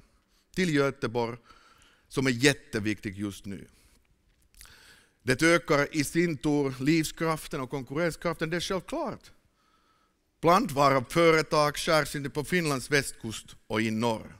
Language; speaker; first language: Swedish; non-native, fluent; Finnish